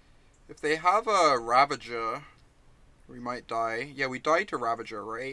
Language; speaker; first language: English; native; English